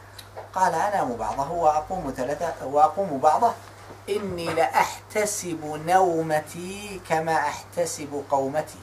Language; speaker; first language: Arabic; native; Arabic